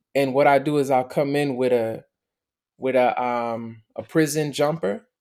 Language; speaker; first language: English; native; English